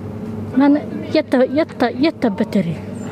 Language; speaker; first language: Swedish; non-native, learner; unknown